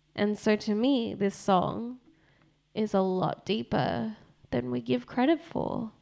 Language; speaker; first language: English; early bilingual, other home language; Japanese